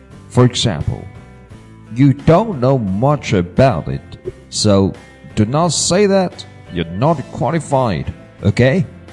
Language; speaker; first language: English; non-native, fluent; Chinese